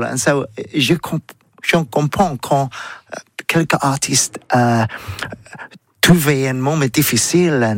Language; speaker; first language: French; non-native, learner; English